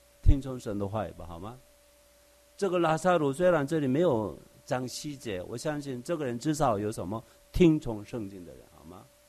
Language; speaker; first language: Chinese; non-native, fluent; Korean